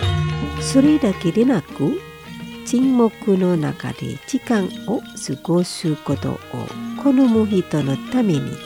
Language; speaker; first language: Japanese; non-native, fluent; Indonesian